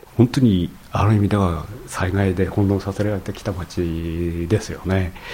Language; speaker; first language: Japanese; native; Japanese